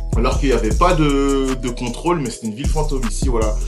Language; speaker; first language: French; native; French